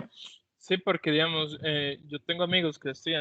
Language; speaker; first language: Spanish; native; Spanish